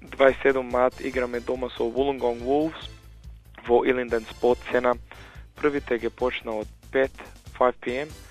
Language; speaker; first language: Macedonian; early bilingual, heritage; Macedonian